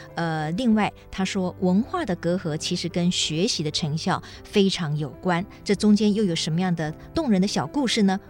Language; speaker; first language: Chinese; non-native, local second language; Min Nan Chinese